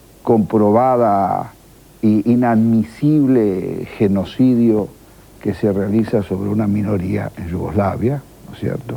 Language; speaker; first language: Spanish; native; Spanish